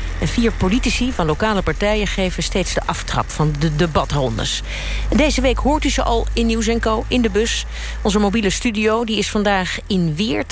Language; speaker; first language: Dutch; native; Dutch